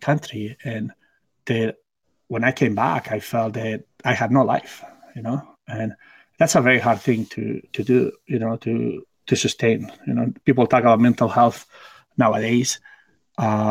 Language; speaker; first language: English; non-native, fluent; Spanish